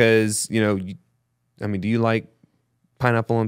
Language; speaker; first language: English; native; English